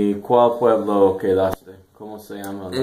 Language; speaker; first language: Spanish; non-native, learner; English